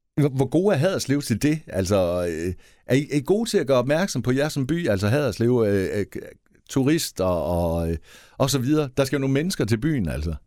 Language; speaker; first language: Danish; native; Danish